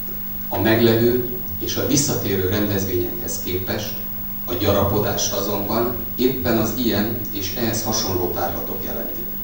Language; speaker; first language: Hungarian; native; Hungarian